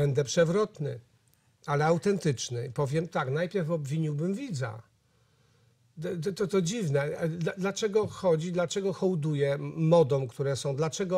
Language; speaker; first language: Polish; native; Polish